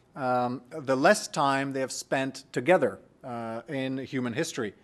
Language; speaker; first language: English; non-native, fluent; French